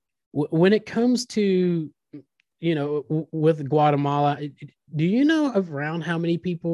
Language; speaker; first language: English; native; English